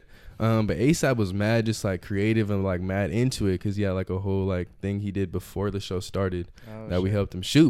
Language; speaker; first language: English; native; English